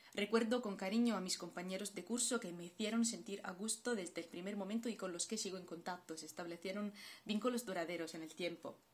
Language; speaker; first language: Spanish; non-native, fluent; Italian